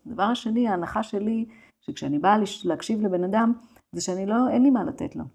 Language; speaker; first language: Hebrew; native; Hebrew